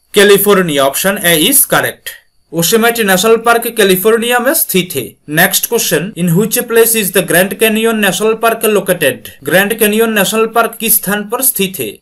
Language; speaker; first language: Hindi; non-native, local second language; Bangla